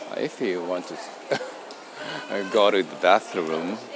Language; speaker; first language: English; non-native, learner; Japanese